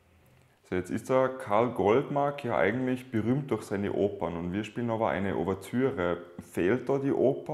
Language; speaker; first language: German; native; German